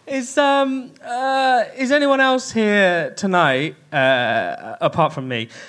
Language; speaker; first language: English; native; English